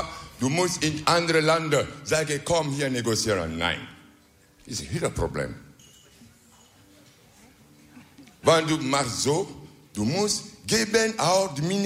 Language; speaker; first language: Dutch; non-native, learner; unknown